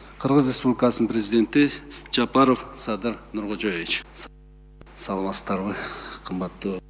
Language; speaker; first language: Kyrgyz; native; Kyrgyz